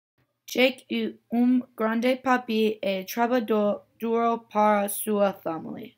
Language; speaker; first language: Portuguese; non-native, learner; English